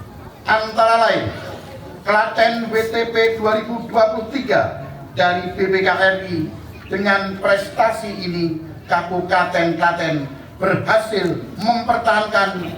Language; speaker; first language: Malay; non-native, local second language; Javanese